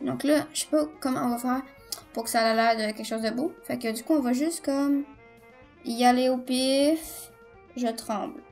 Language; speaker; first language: French; native; French